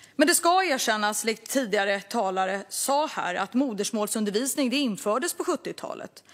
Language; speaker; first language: Swedish; non-native, local second language; Kurdish